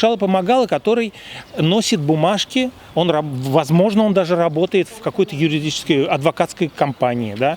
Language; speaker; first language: Russian; native; Russian